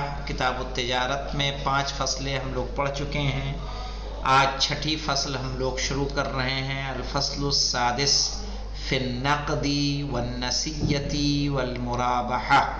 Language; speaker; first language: Urdu; native; Urdu